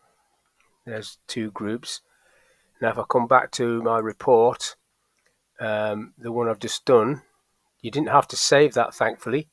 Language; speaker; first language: English; native; English